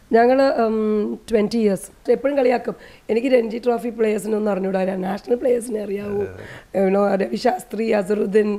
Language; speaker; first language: Malayalam; native; Malayalam